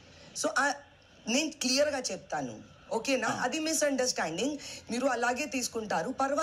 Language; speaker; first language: Telugu; non-native, learner; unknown